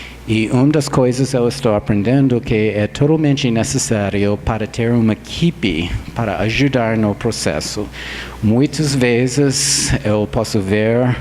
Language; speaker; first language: Portuguese; non-native, fluent; English